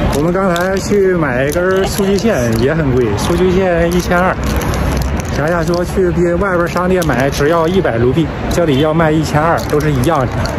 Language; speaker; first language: Chinese; native; Chinese